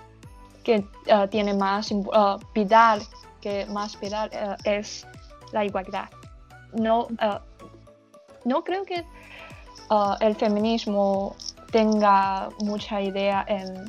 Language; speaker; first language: Spanish; non-native, learner; Chinese